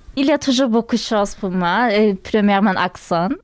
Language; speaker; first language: French; non-native, learner; Turkish